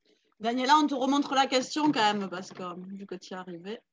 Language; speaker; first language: French; native; French